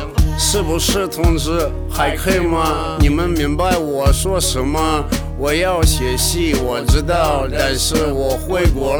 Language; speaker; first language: Chinese; non-native, learner; Russian